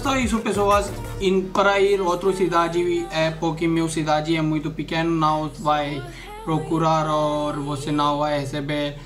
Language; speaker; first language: Portuguese; non-native, learner; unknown